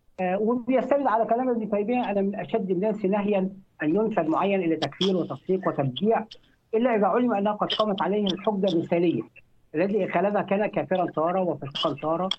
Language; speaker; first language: Arabic; native; Arabic